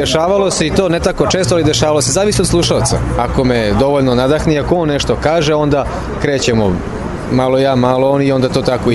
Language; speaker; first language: Serbian; native; Serbian